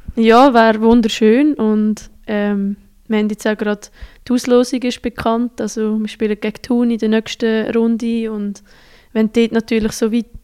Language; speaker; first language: German; native; German